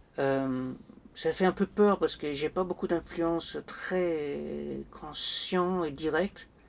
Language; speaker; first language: French; non-native, fluent; Danish